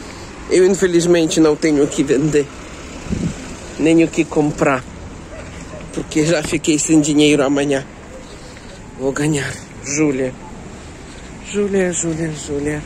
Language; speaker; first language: Portuguese; non-native, learner; Ukrainian